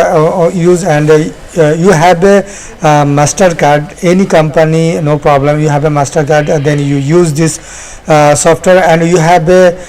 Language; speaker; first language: English; non-native, learner; Bangla